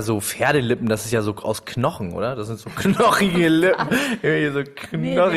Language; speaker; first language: German; native; German